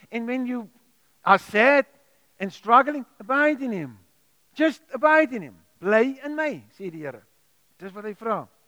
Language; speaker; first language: English; non-native, local second language; Afrikaans